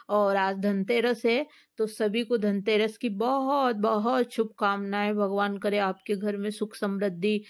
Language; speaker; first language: Hindi; native; Hindi